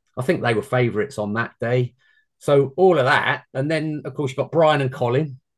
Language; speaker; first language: English; native; English